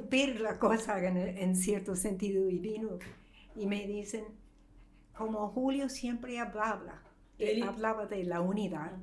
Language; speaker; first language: Spanish; non-native, fluent; English